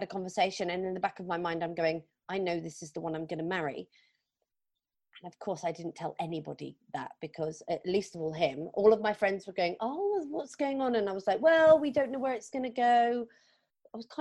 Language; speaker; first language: English; native; English